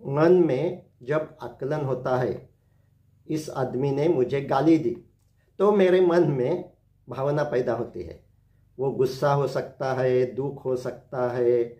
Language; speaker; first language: Hindi; non-native, local second language; Marathi